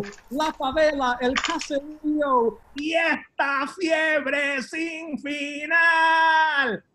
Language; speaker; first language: Spanish; early bilingual, heritage; Spanish